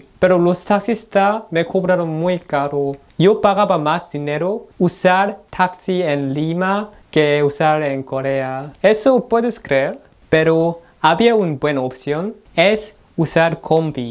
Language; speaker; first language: Spanish; non-native, learner; Korean